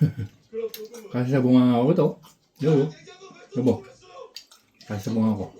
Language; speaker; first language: Filipino; native; Filipino